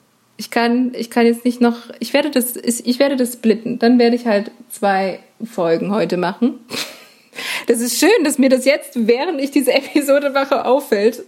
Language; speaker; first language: German; native; German